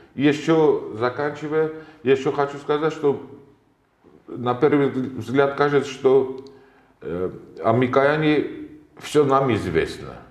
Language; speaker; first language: Russian; non-native, local second language; Armenian